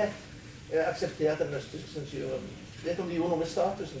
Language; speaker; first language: Norwegian; native; Norwegian